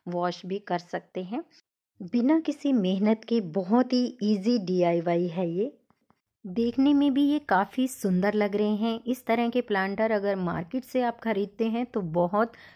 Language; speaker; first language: Hindi; native; Hindi